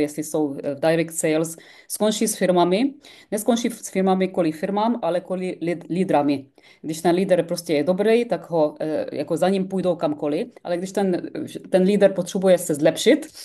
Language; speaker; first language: Czech; non-native, fluent; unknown